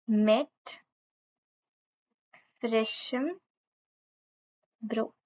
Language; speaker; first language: German; non-native, learner; Hindi